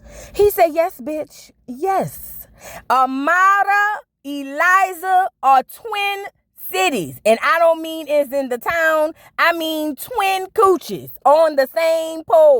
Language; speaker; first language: English; native; English